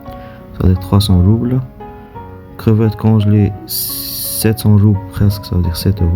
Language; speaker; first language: French; non-native, local second language; Arabic